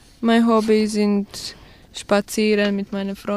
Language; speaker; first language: German; non-native, learner; Croatian